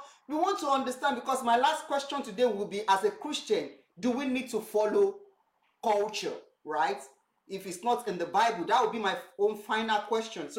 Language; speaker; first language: English; non-native, local second language; Yoruba